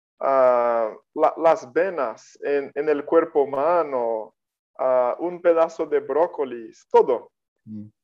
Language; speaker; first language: Spanish; non-native, fluent; Portuguese